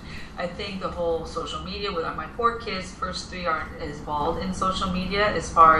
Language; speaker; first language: English; non-native, fluent; Spanish